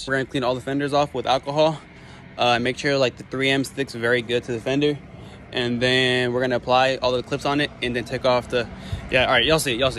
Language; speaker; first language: English; native; English